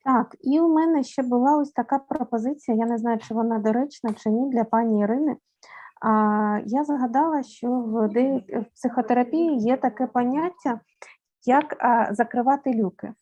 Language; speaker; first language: Ukrainian; native; Ukrainian